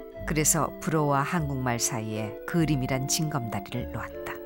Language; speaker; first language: Korean; native; Korean